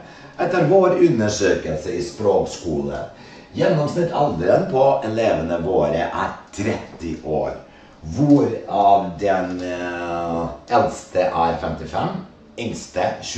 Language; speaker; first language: Norwegian; non-native, fluent; Serbian